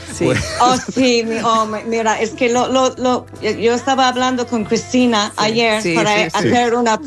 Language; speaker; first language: Spanish; non-native, learner; English